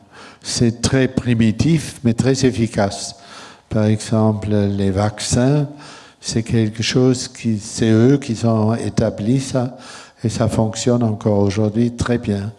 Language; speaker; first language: French; non-native, fluent; German